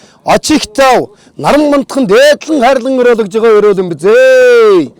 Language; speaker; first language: Mongolian; native; Mongolian